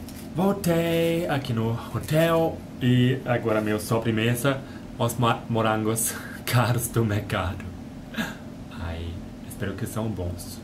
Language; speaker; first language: Portuguese; non-native, fluent; German